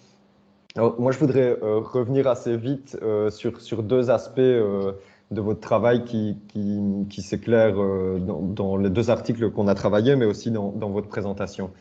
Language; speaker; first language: French; native; French